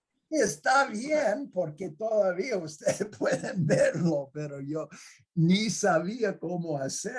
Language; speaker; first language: Spanish; non-native, fluent; English